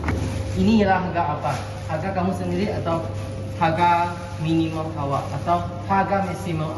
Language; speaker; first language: Indonesian; non-native, local second language; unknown